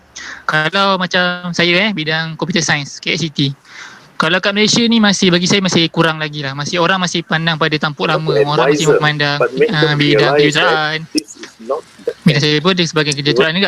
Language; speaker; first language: Malay; native; Malay